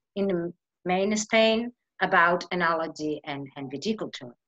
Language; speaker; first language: English; non-native, fluent; Spanish